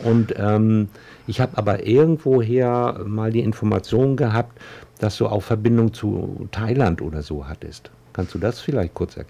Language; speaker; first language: German; native; German